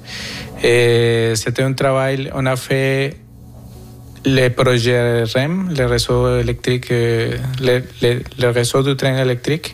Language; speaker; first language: French; non-native, fluent; Spanish